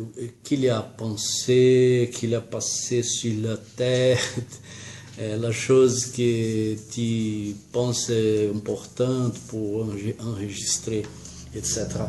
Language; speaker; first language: French; non-native, learner; Portuguese